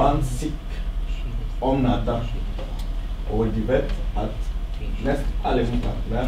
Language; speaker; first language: Norwegian; non-native, learner; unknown